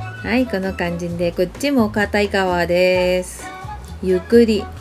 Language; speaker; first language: Japanese; non-native, fluent; Filipino